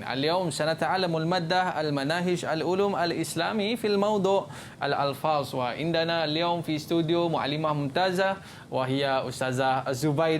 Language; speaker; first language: Arabic; non-native, local second language; Malay